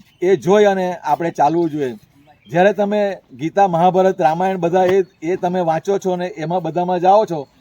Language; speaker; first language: Gujarati; native; Gujarati